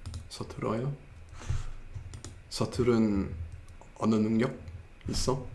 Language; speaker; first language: Korean; non-native, fluent; English